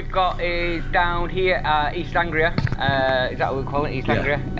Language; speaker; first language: English; native; English